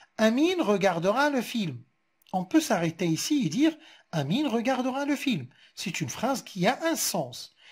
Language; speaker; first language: French; non-native, local second language; Arabic